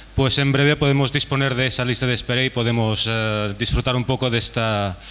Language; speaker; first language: Spanish; native; Spanish